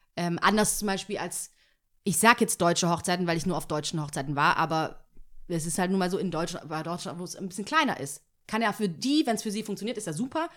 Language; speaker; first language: German; early bilingual, other home language; Tigrinya